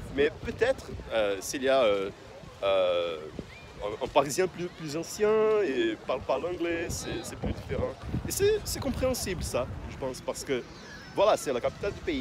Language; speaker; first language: French; non-native, fluent; Portuguese